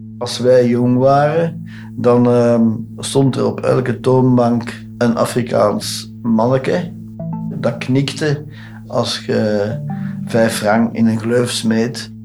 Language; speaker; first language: Dutch; native; Dutch